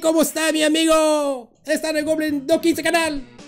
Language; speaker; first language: Spanish; non-native, learner; English